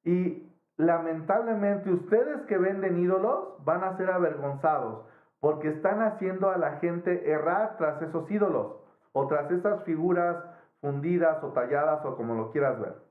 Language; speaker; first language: Spanish; native; Spanish